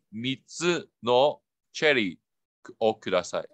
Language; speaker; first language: Japanese; non-native, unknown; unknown